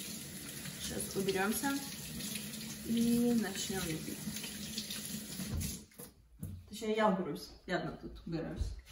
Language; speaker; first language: Russian; early bilingual, heritage; Russian